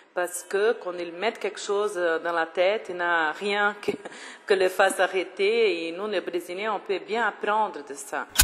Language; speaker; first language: French; non-native, fluent; Portuguese